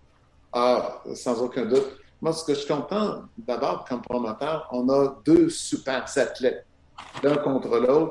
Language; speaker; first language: French; native; French